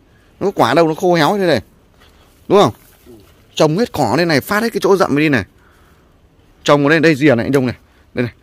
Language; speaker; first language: Vietnamese; native; Vietnamese